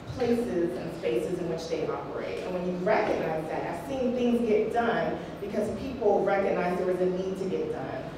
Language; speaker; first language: English; native; English